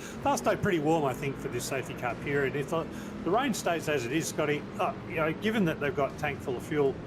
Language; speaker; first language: English; native; English